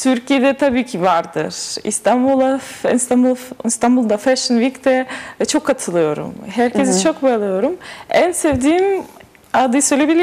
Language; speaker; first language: Turkish; non-native, learner; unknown